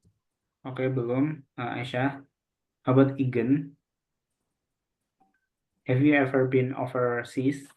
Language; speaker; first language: English; non-native, local second language; Indonesian